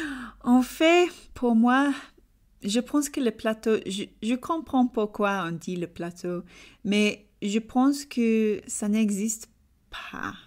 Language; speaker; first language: French; non-native, learner; English